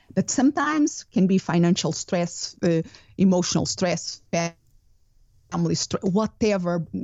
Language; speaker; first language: English; non-native, fluent; Portuguese